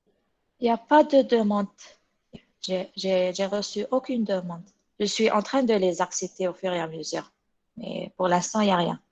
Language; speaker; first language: French; non-native, local second language; Arabic